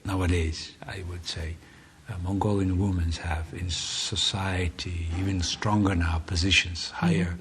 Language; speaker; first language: English; non-native, fluent; Mongolian